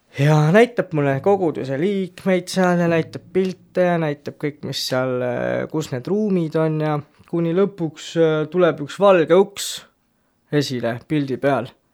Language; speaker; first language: Estonian; native; Estonian